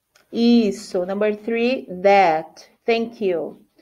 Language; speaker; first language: English; non-native, fluent; Portuguese